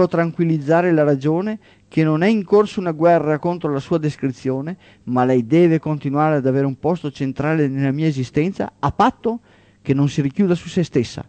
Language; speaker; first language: Italian; native; Italian